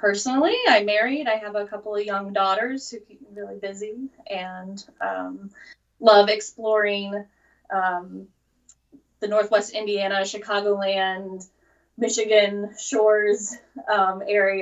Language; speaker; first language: English; native; English